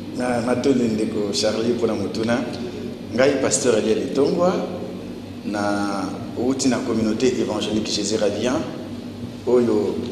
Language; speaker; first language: Lingala; native; Lingala